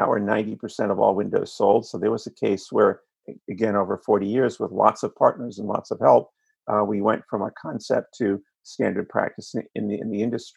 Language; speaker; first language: English; native; English